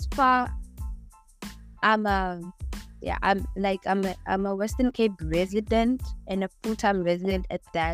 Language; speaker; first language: English; non-native, local second language; Southern Sotho